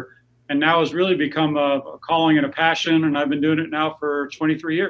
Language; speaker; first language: English; native; English